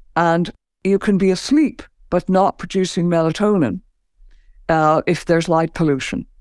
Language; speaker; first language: English; native; English